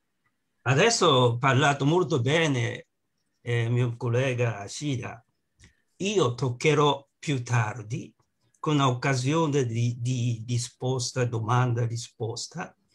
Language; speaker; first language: Italian; non-native, learner; Japanese